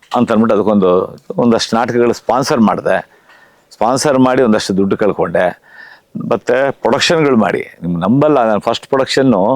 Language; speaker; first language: Kannada; native; Kannada